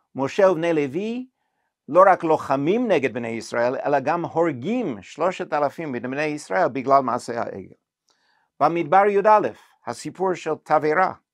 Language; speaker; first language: Hebrew; non-native, fluent; English